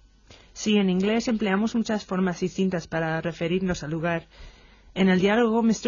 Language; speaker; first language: Spanish; non-native, fluent; English